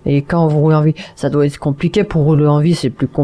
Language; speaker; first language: French; native; French